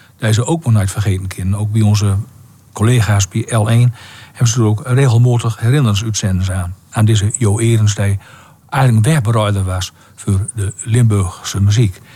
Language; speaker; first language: Dutch; native; Dutch